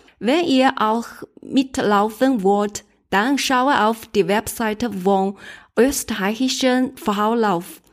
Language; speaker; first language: German; non-native, learner; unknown